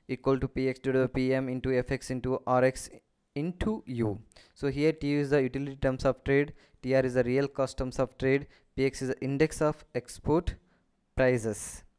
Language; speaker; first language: English; non-native, local second language; Kannada